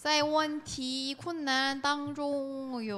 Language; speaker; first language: Chinese; non-native, learner; Korean